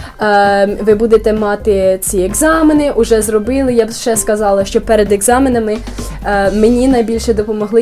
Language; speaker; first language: Ukrainian; early bilingual, heritage; Ukrainian